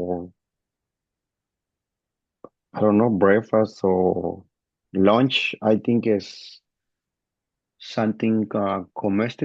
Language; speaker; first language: English; non-native, learner; Spanish